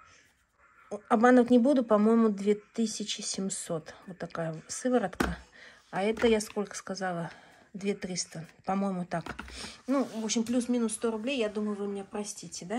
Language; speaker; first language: Russian; native; Russian